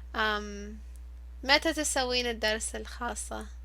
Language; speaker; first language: Arabic; early bilingual, heritage; Arabic